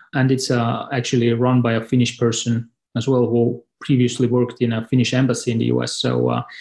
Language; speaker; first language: English; non-native, fluent; Estonian